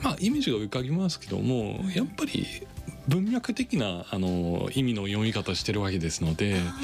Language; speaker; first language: Japanese; non-native, fluent; English